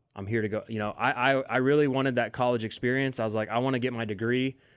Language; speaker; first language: English; native; English